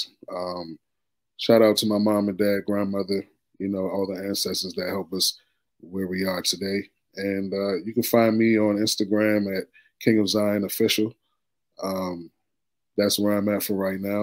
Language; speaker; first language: English; native; English